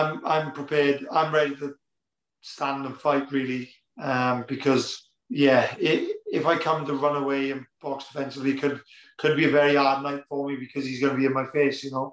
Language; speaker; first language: English; native; English